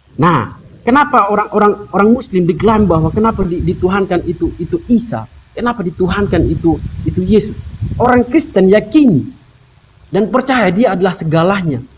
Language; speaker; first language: Indonesian; native; Indonesian